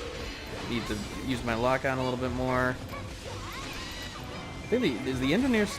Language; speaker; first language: English; native; English